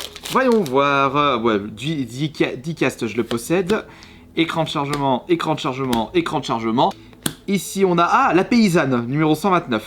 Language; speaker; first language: French; native; French